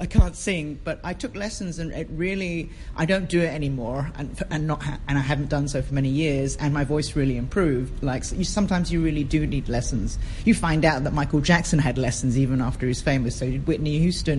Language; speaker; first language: English; native; English